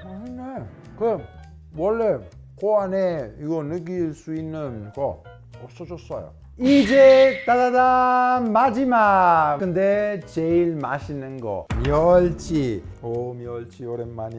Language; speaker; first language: Korean; non-native, fluent; Italian